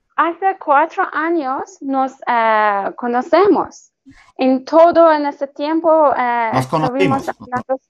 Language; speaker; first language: Spanish; non-native, learner; Persian